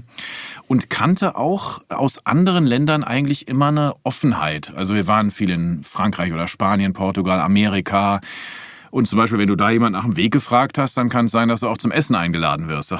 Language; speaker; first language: German; native; German